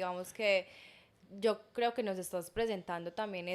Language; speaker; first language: Spanish; native; Spanish